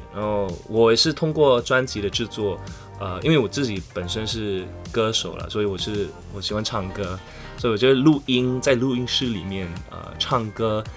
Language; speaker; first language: Chinese; non-native, local second language; English